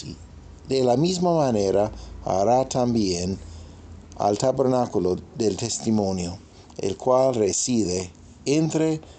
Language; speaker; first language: Spanish; non-native, fluent; English